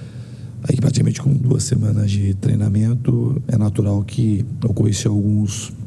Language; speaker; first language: Portuguese; native; Portuguese